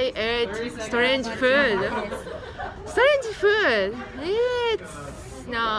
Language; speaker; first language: English; non-native, learner; Japanese